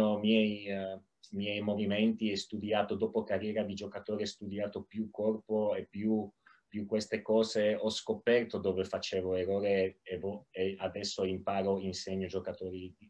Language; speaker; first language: Italian; non-native, learner; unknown